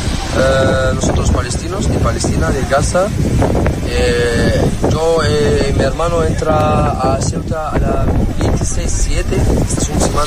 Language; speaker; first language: Spanish; non-native, learner; Arabic